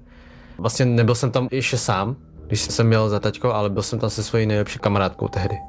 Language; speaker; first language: Czech; early bilingual, other home language; Vietnamese